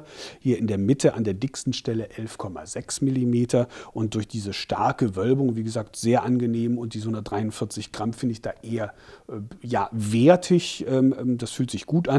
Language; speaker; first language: German; native; German